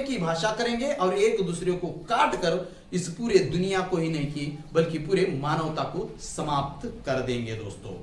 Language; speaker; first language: Hindi; native; Hindi